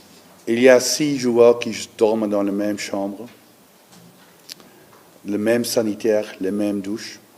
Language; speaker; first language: French; non-native, learner; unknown